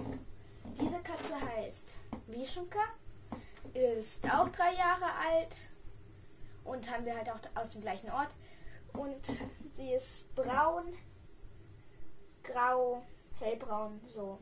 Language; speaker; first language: German; early bilingual, other home language; Russian